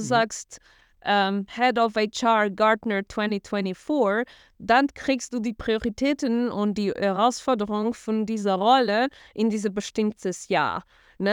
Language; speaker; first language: German; non-native, fluent; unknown